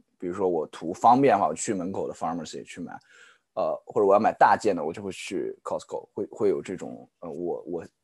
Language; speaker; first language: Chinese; native; Chinese